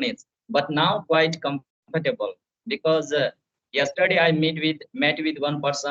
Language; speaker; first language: English; non-native, fluent; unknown